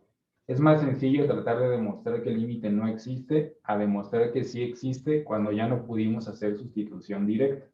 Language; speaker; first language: Spanish; native; Spanish